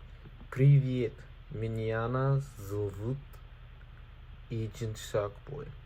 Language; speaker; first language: Russian; non-native, learner; English